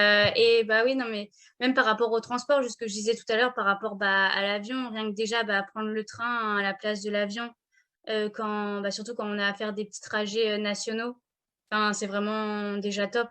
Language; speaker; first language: French; native; French